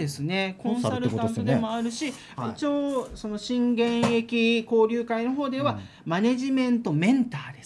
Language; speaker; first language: Japanese; native; Japanese